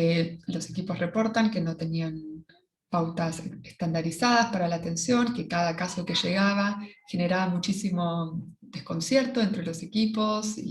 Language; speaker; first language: Spanish; native; Spanish